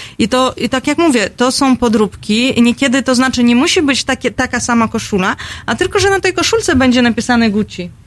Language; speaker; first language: Polish; non-native, fluent; Russian